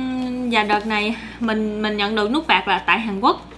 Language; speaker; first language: Vietnamese; native; Vietnamese